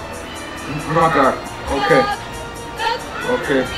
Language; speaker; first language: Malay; non-native, fluent; Korean